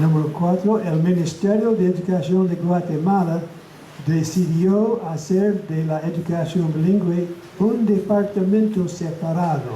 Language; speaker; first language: Spanish; non-native, fluent; English